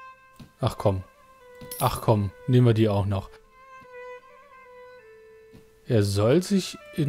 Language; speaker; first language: German; native; German